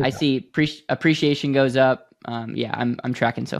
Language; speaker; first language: English; native; English